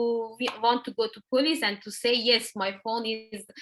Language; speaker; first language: English; non-native, learner; Persian